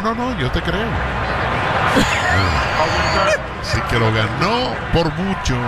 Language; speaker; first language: Spanish; native; Spanish